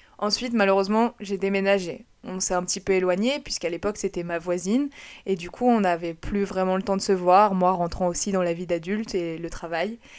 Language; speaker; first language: French; native; French